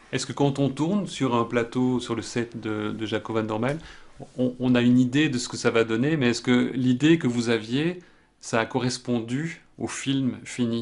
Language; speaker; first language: French; native; French